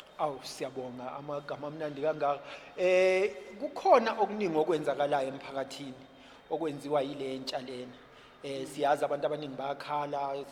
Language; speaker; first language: Zulu; native; Zulu